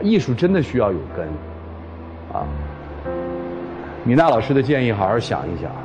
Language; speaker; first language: Chinese; native; Chinese